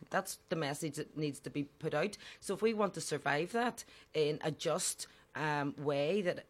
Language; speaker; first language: English; native; English